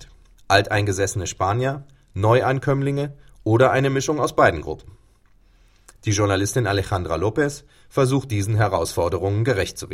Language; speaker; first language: German; native; German